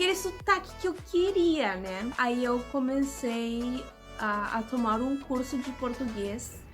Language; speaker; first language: Portuguese; early bilingual, other home language; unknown